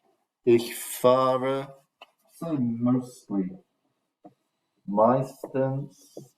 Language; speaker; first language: German; non-native, fluent; English